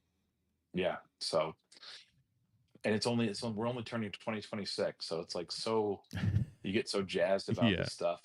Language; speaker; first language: English; native; English